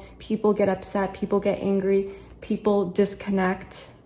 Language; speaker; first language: English; native; English